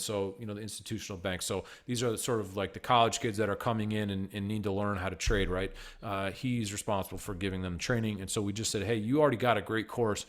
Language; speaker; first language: English; native; English